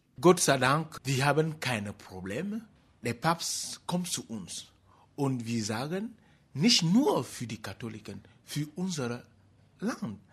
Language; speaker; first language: German; non-native, fluent; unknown